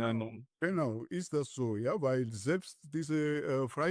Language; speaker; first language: German; non-native, fluent; Georgian